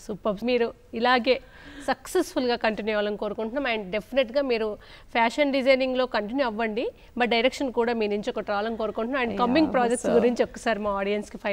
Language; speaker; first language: Telugu; native; Telugu